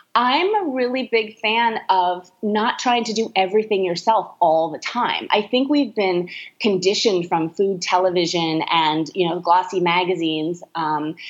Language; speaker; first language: English; native; English